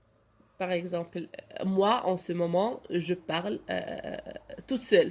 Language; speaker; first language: French; non-native, local second language; Arabic